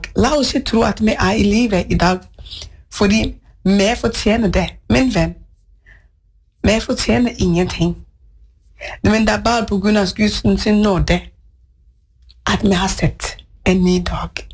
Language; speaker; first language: Norwegian; non-native, fluent; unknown